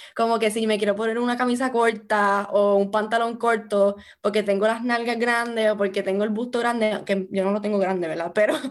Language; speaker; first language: Spanish; native; Spanish